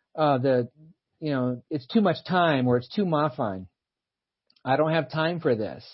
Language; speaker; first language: English; native; English